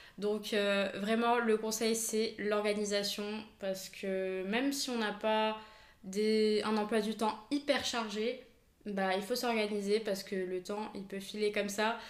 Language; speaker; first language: French; native; French